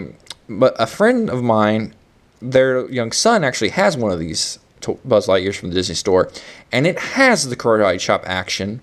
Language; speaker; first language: English; native; English